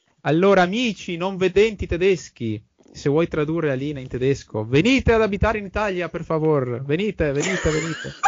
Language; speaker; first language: Italian; native; Italian